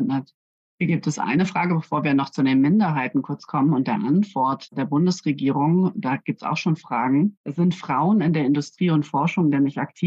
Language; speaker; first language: German; native; German